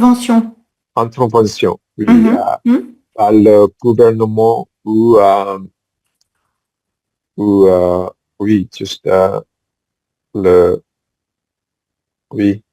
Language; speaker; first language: French; non-native, fluent; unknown